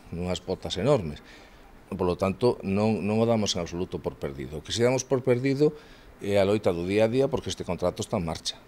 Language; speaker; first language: Galician; non-native, local second language; Spanish